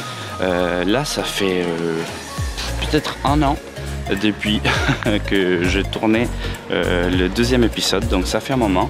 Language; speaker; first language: French; non-native, fluent; Spanish